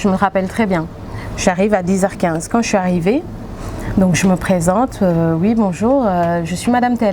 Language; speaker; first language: French; native; French